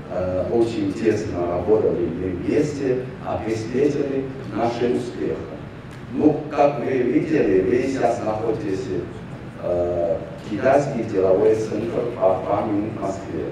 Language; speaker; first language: Russian; non-native, fluent; Chinese